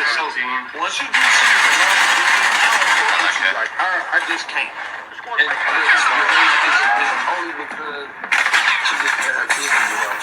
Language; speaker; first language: English; native; English